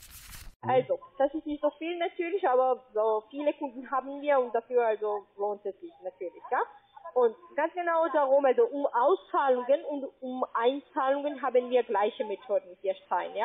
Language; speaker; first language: German; non-native, learner; Spanish